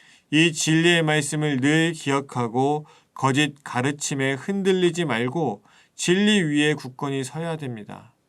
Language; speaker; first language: Korean; native; Korean